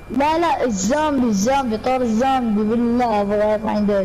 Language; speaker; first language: Arabic; native; Arabic